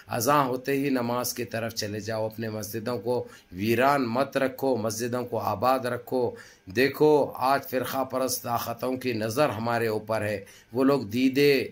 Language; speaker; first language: Hindi; native; Hindi